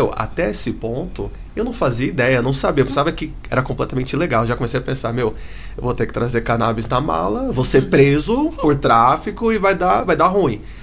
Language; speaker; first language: Portuguese; early bilingual, heritage; Portuguese